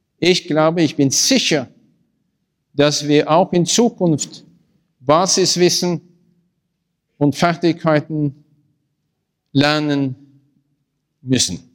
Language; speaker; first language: German; non-native, learner; Norwegian